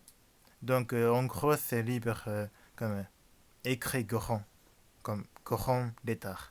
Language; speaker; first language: French; non-native, learner; Japanese